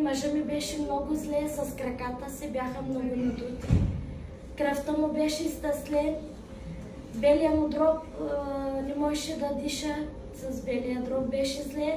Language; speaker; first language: Bulgarian; non-native, local second language; Turkish